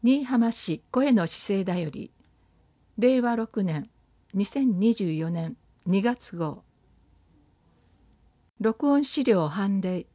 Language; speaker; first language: Japanese; native; Japanese